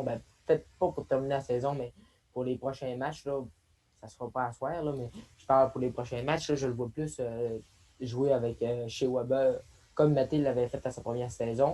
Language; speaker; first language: French; native; French